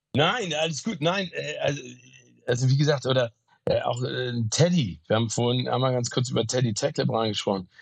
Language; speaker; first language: German; native; German